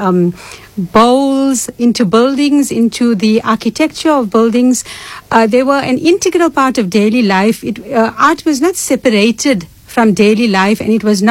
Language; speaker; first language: English; native; English